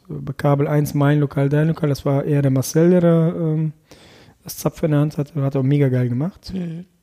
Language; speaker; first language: German; early bilingual, other home language; Russian